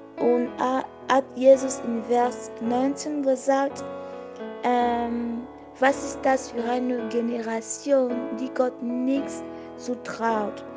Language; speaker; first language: German; non-native, fluent; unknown